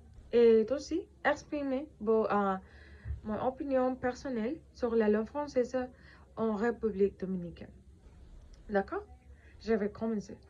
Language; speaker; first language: French; non-native, fluent; Spanish